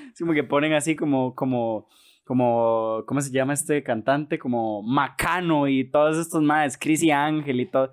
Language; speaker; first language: Spanish; native; Spanish